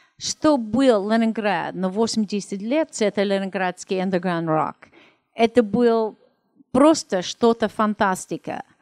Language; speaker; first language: Russian; non-native, learner; English